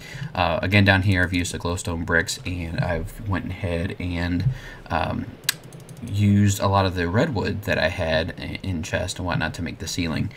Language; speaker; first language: English; native; English